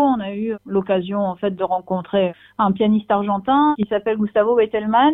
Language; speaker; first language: French; native; French